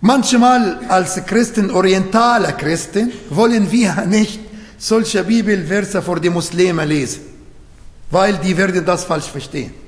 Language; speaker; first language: German; non-native, fluent; Arabic